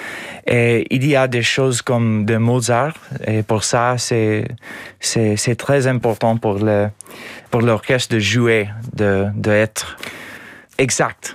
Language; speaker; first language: French; non-native, learner; English